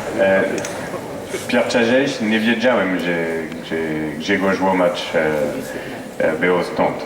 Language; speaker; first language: Polish; non-native, learner; French